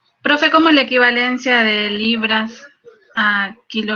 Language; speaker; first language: Spanish; native; Spanish